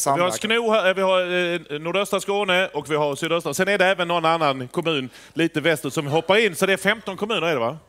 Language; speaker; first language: Swedish; native; Swedish